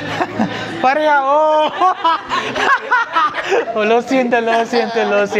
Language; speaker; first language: Spanish; non-native, learner; Hindi